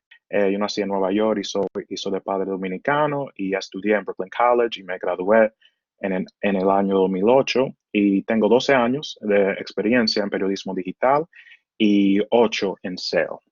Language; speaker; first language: Spanish; early bilingual, heritage; Spanish